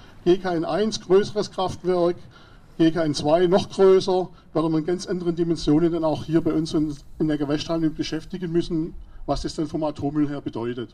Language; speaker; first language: German; native; German